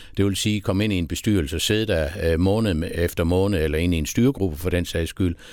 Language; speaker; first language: Danish; native; Danish